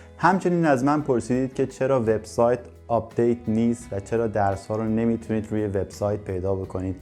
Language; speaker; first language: Persian; native; Persian